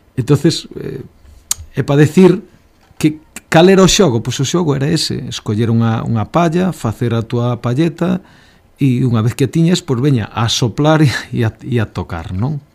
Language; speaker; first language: Galician; native; Galician